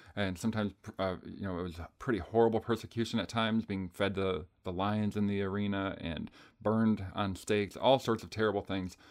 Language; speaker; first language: English; native; English